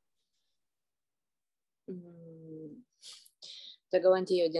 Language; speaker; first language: Chinese; non-native, fluent; Russian